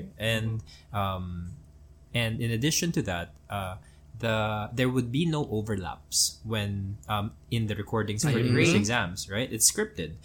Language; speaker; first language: English; non-native, local second language; Filipino